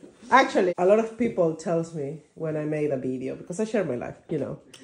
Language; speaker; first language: English; non-native, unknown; Spanish